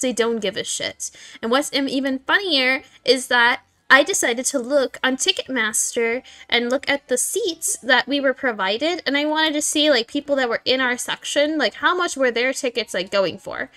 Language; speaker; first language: English; native; English